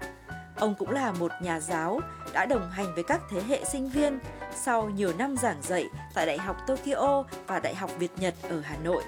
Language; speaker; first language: Vietnamese; native; Vietnamese